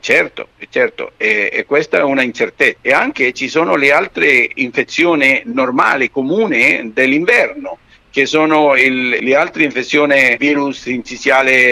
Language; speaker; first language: Italian; non-native, fluent; Spanish